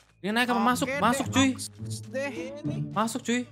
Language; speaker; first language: Indonesian; native; Indonesian